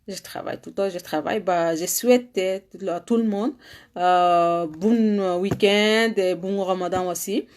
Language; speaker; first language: French; non-native, learner; Arabic